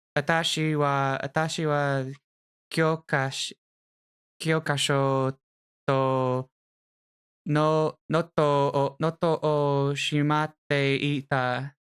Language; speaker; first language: Japanese; non-native, learner; English